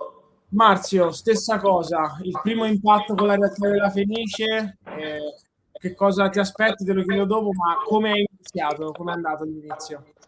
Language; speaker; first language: Italian; native; Italian